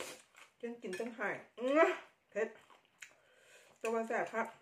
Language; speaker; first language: Thai; non-native, local second language; Lao